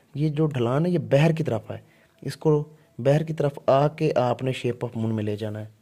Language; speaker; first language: Hindi; non-native, local second language; Punjabi